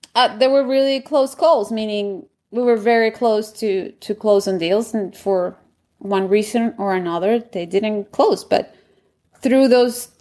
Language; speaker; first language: English; non-native, fluent; Spanish